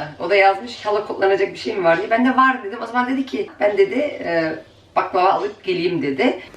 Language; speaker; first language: Turkish; early bilingual, heritage; Turkish